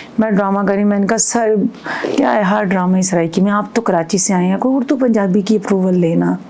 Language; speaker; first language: Urdu; non-native, local second language; Punjabi